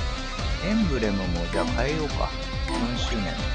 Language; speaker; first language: Japanese; native; Japanese